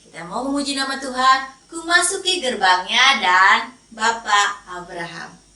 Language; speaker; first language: Indonesian; native; Indonesian